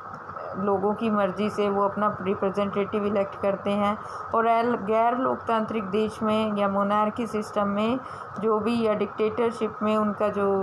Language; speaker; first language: Hindi; native; Hindi